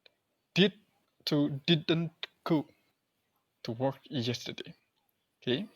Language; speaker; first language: English; non-native, learner; Indonesian